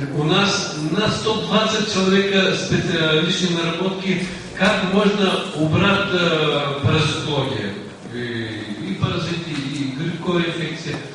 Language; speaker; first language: Russian; non-native, learner; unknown